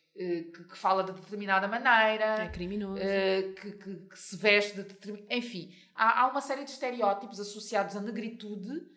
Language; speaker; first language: Portuguese; native; Portuguese